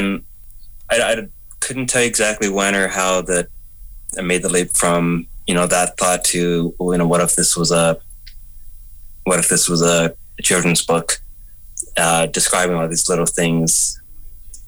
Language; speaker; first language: English; native; English